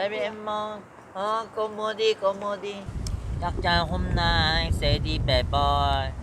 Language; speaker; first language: Vietnamese; non-native, learner; Korean